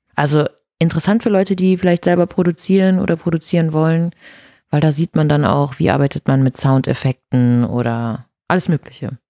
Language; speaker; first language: German; non-native, fluent; Portuguese